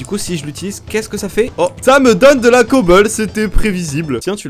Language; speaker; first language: French; native; French